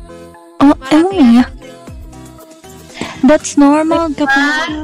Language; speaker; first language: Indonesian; non-native, learner; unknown